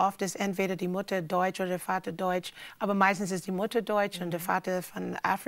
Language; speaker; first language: German; non-native, fluent; English